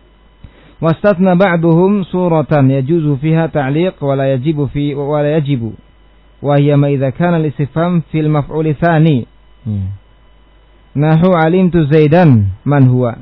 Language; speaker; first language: Arabic; non-native, fluent; Indonesian